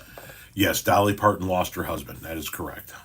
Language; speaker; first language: English; native; English